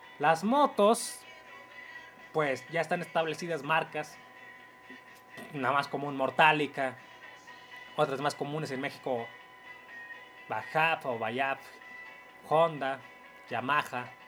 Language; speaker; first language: Spanish; native; Spanish